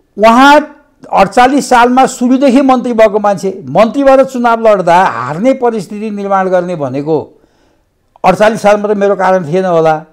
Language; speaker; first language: Nepali; native; Nepali